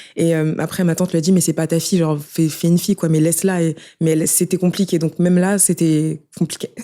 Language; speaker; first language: French; early bilingual, other home language; Haitian Creole